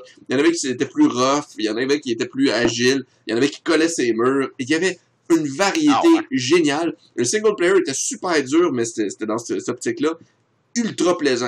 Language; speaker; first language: French; native; French